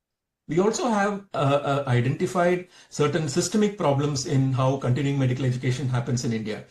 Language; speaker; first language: English; non-native, local second language; Tamil